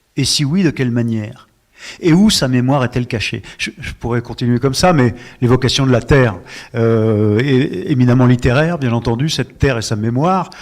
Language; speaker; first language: French; native; French